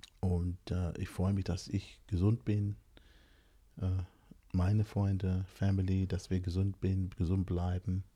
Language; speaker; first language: German; non-native, fluent; English